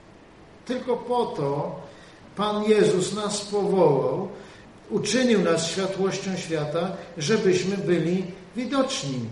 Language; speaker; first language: Polish; native; Polish